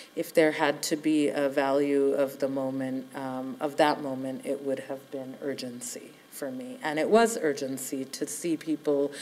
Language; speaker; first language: English; native; English